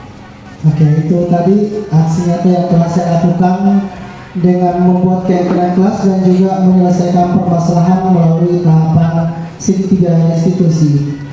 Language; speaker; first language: Indonesian; native; Indonesian